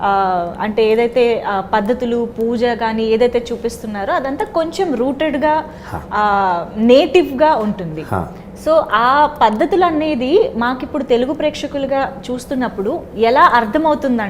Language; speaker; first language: Telugu; native; Telugu